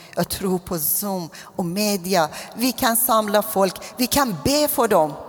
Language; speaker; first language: Swedish; non-native, fluent; Persian